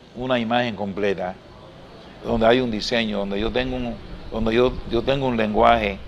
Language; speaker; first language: Spanish; native; Spanish